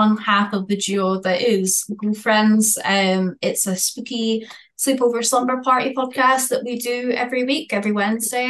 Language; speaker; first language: English; native; English